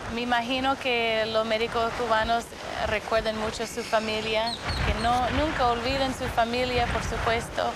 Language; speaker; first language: Spanish; non-native, fluent; English